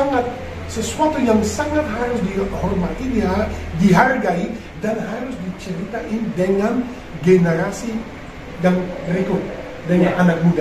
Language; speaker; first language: Indonesian; non-native, fluent; Dutch